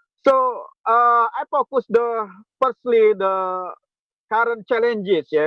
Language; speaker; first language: English; non-native, local second language; Indonesian